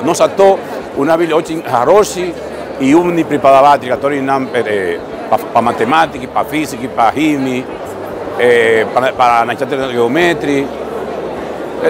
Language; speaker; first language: Russian; non-native, fluent; Spanish